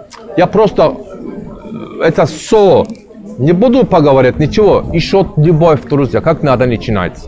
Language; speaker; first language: Russian; non-native, learner; Turkish